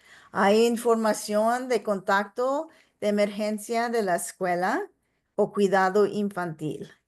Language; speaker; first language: Spanish; non-native, local second language; English